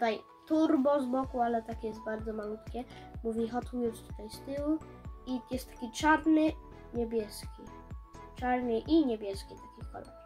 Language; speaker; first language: Polish; early bilingual, heritage; Polish